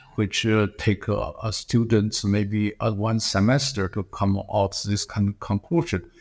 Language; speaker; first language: English; non-native, fluent; Chinese